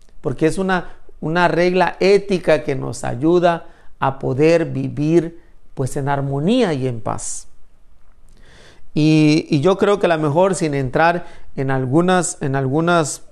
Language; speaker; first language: Spanish; native; Spanish